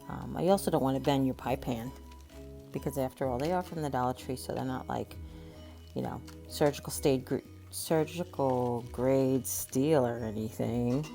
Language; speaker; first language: English; native; English